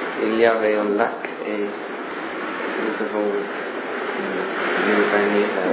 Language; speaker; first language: French; non-native, learner; English